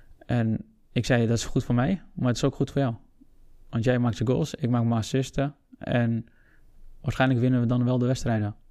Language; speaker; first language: Dutch; early bilingual, other home language; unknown